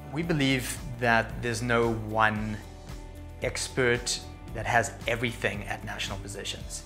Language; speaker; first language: English; native; English